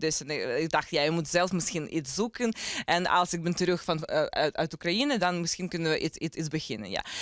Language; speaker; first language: Dutch; non-native, learner; Ukrainian